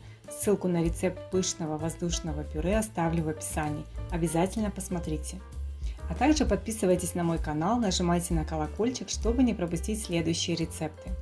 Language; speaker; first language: Russian; native; Russian